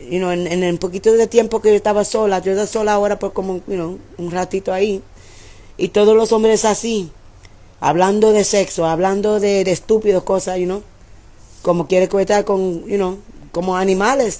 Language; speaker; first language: Spanish; early bilingual, heritage; English